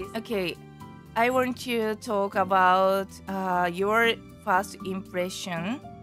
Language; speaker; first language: English; non-native, learner; Japanese